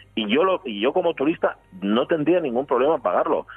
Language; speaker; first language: Spanish; native; Spanish